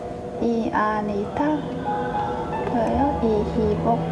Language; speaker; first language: Korean; non-native, learner; Hungarian